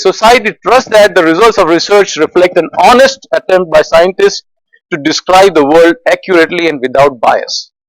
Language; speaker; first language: English; non-native, fluent; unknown